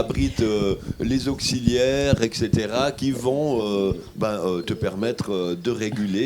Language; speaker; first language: French; native; French